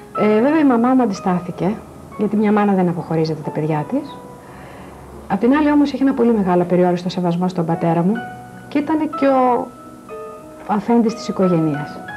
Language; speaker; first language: Greek; native; Greek